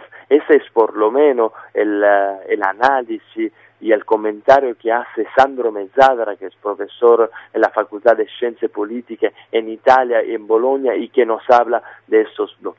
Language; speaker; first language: Spanish; native; Spanish